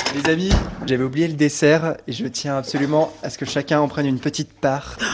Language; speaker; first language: French; native; French